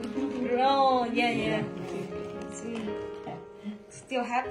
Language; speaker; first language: English; non-native, learner; Vietnamese